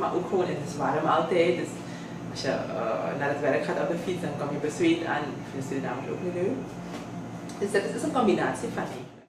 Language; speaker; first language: Dutch; native; Dutch